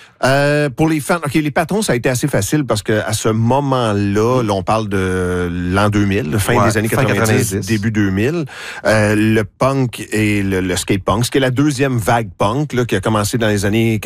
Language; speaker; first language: French; native; French